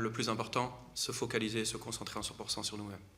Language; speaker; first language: French; native; French